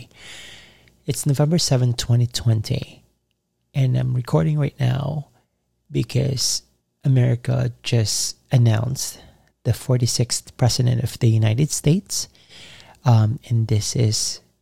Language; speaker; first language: English; non-native, local second language; Filipino